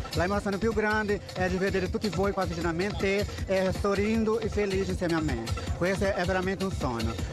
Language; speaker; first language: Italian; non-native, fluent; Portuguese